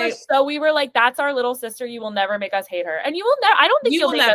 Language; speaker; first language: English; native; English